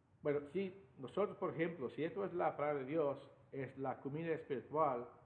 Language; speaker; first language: Spanish; non-native, fluent; English